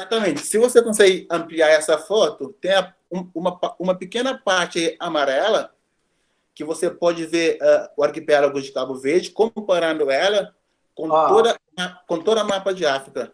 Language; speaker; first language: Portuguese; non-native, local second language; Kabuverdianu